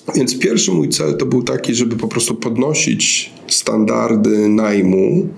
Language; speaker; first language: Polish; native; Polish